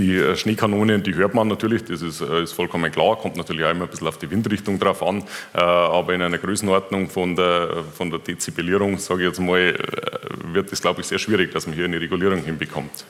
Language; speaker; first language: German; native; German